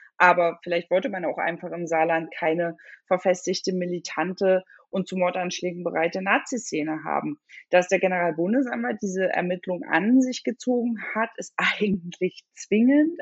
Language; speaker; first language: German; native; German